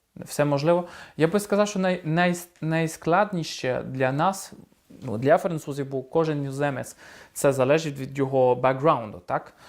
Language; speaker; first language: Ukrainian; non-native, fluent; French